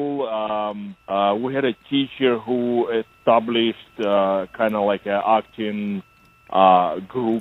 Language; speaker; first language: English; non-native, fluent; Ukrainian